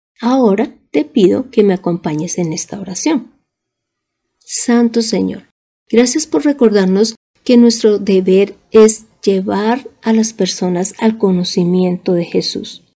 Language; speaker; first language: Spanish; native; Spanish